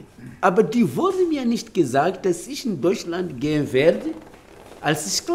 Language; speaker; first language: German; non-native, learner; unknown